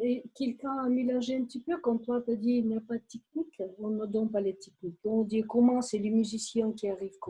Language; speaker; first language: French; non-native, fluent; Ukrainian